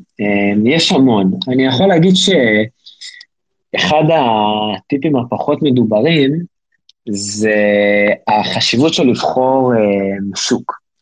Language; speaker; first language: Hebrew; native; Hebrew